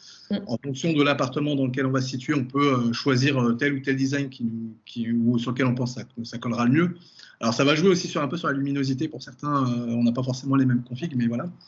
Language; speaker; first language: French; native; French